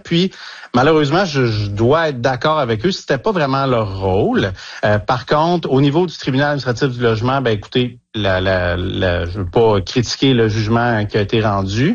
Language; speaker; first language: French; native; French